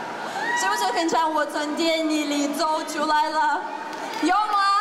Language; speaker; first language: Chinese; non-native, fluent; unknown